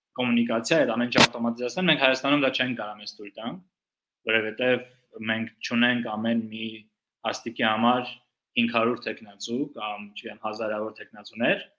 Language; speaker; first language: Armenian; early bilingual, heritage; Armenian